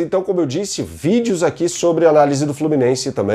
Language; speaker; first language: Portuguese; native; Portuguese